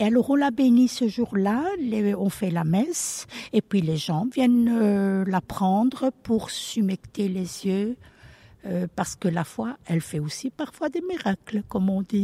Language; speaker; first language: French; early bilingual, other home language; Italian